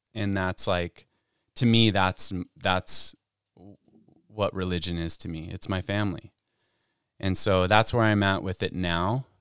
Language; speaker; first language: English; native; English